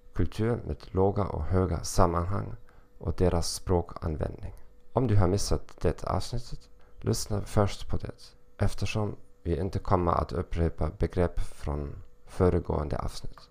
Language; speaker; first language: Swedish; non-native, learner; German